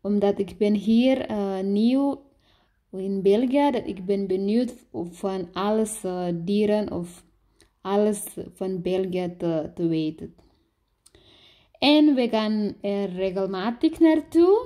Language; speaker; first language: Dutch; non-native, learner; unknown